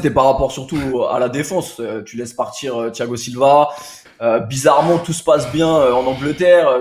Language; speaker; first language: French; native; French